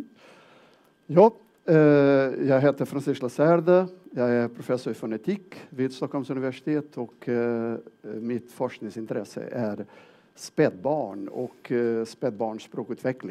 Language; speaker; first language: Swedish; non-native, fluent; Portuguese